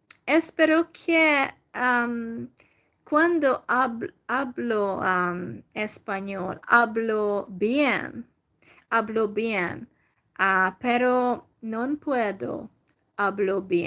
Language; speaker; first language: Spanish; non-native, learner; Hungarian